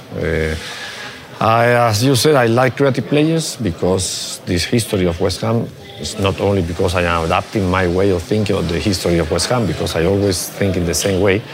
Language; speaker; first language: English; non-native, fluent; Spanish